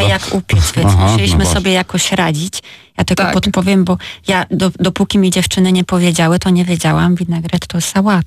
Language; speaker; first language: Polish; native; Polish